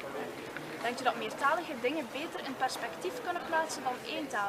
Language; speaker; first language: Dutch; native; Dutch